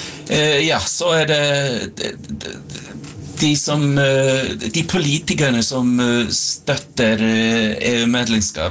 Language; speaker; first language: Swedish; non-native, fluent; Icelandic